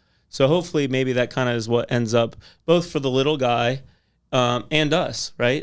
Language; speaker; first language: English; native; English